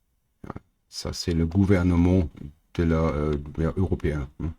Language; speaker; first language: French; non-native, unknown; German